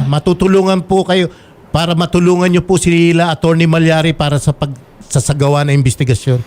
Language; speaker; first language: Filipino; native; Filipino